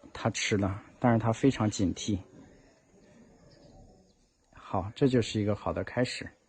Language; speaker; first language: Chinese; native; Chinese